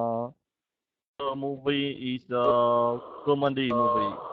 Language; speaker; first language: English; non-native, learner; Vietnamese